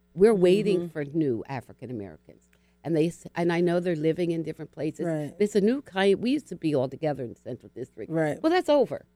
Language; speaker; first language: English; native; English